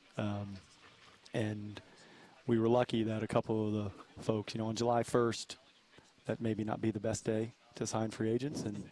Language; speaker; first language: English; native; English